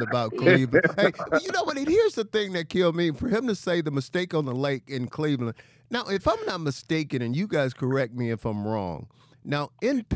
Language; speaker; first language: English; native; English